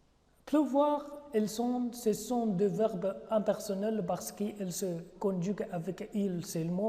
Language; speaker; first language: French; non-native, fluent; Arabic